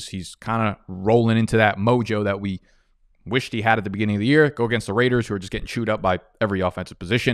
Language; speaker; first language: English; native; English